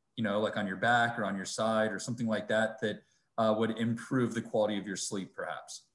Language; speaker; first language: English; native; English